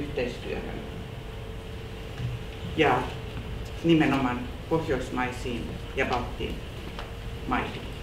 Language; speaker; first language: Finnish; non-native, local second language; Swedish